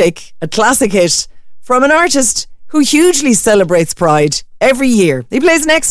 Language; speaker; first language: English; native; English